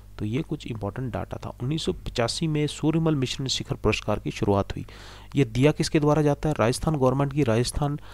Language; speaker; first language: Hindi; native; Hindi